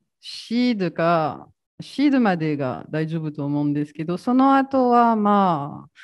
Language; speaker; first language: Japanese; non-native, fluent; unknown